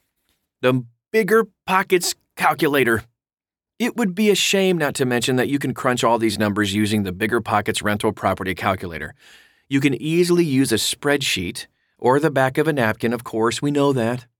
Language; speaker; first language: English; native; English